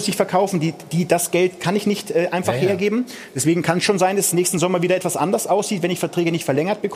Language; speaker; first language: German; native; German